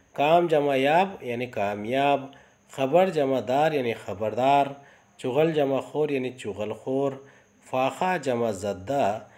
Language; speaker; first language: Urdu; native; Urdu